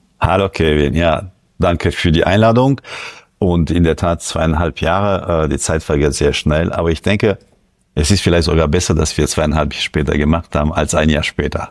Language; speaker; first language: German; non-native, fluent; French